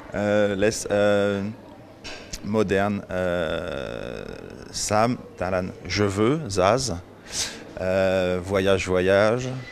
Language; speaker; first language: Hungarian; non-native, learner; French